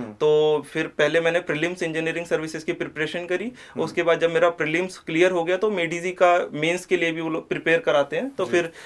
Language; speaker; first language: Hindi; native; Hindi